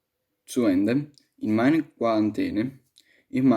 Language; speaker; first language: German; non-native, learner; Italian